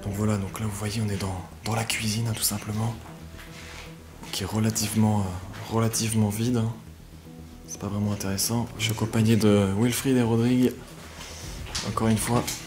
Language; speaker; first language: French; native; French